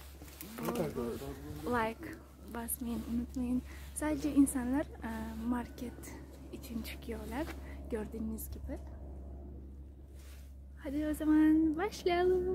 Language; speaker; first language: Turkish; non-native, learner; Uzbek